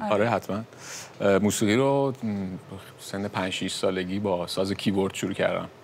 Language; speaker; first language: Persian; native; Persian